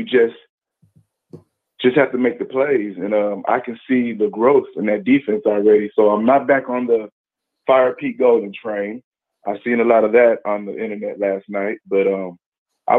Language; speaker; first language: English; native; English